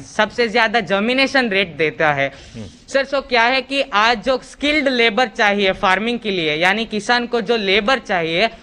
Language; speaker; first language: Hindi; non-native, local second language; Kannada